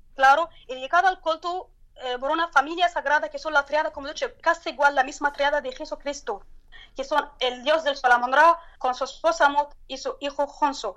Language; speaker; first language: Spanish; non-native, learner; Turkish